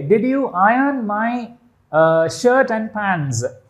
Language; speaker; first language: English; non-native, local second language; Tamil